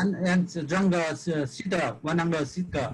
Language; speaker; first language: English; non-native, learner; Vietnamese